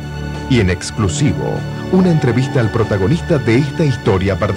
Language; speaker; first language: Spanish; native; Spanish